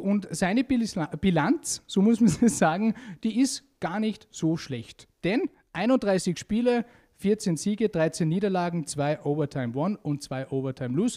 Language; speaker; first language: German; native; German